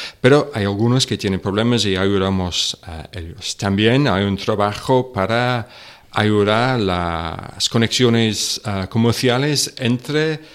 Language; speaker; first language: Spanish; non-native, fluent; English